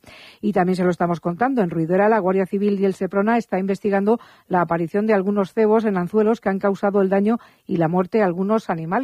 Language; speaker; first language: Spanish; native; Spanish